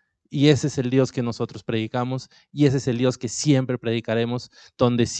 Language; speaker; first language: Spanish; native; Spanish